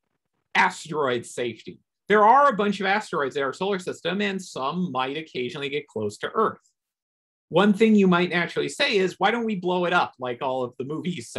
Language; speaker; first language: English; native; English